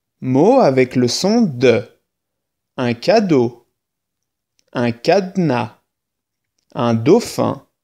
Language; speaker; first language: French; native; French